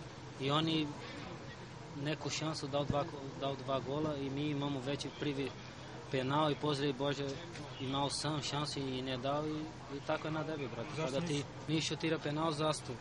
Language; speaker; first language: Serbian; non-native, learner; Portuguese